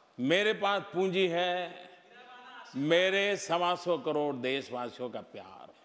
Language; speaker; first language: Hindi; non-native, local second language; Gujarati